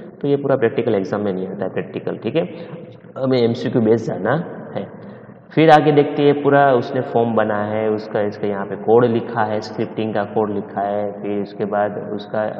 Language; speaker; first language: Hindi; non-native, local second language; Gujarati